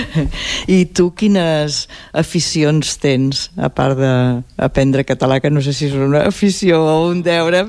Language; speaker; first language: Catalan; native; Catalan